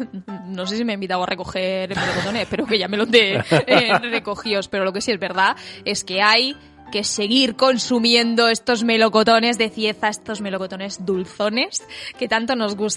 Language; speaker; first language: Spanish; native; Spanish